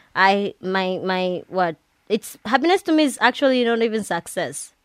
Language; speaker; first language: English; non-native, local second language; Swahili